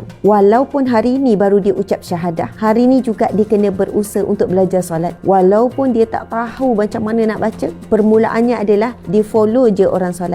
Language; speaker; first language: Malay; native; Malay